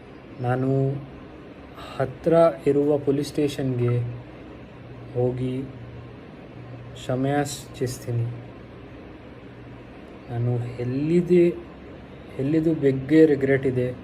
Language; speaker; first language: Kannada; non-native, local second language; Hindi